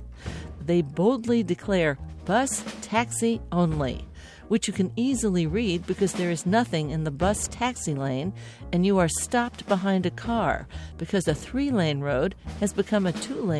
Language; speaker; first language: English; native; English